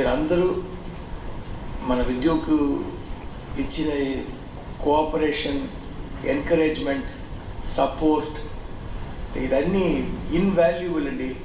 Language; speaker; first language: Telugu; non-native, learner; Tamil